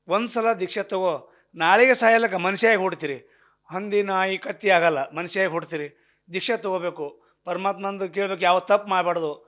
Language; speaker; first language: Kannada; native; Kannada